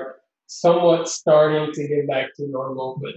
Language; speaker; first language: English; non-native, fluent; Spanish